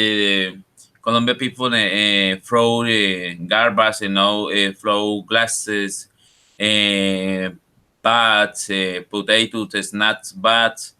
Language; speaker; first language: English; non-native, learner; Spanish